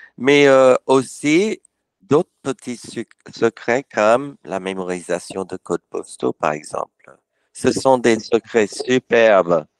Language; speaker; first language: French; non-native, fluent; English